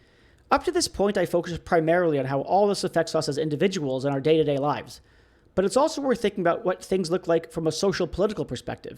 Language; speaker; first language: English; native; English